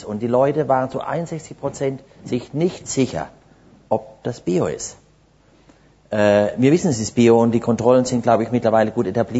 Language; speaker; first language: German; native; German